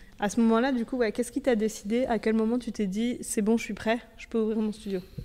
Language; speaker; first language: French; native; French